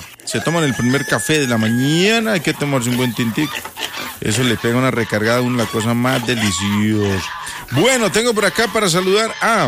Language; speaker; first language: Spanish; native; Spanish